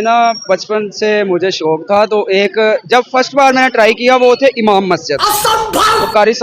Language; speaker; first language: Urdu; non-native, local second language; Punjabi